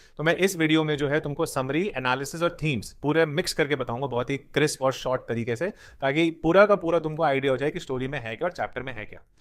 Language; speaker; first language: Hindi; native; Hindi